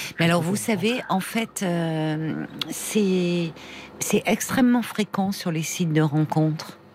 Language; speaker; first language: French; native; French